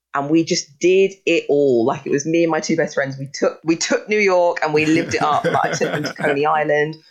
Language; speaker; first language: English; native; English